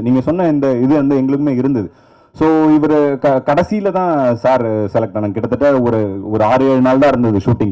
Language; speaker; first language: Tamil; native; Tamil